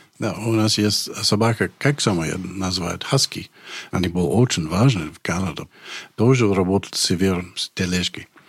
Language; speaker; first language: Russian; non-native, fluent; English